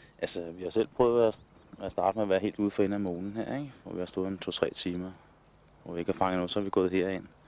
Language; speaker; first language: Danish; native; Danish